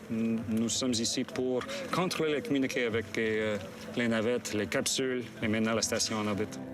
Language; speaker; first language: French; non-native, fluent; English